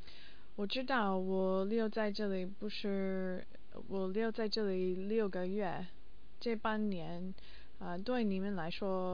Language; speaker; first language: Chinese; non-native, learner; English